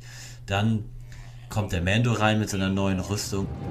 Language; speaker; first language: German; native; German